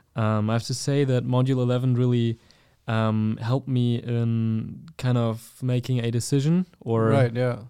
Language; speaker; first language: English; non-native, fluent; German